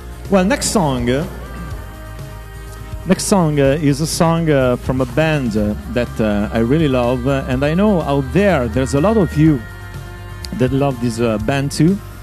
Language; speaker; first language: English; non-native, fluent; Italian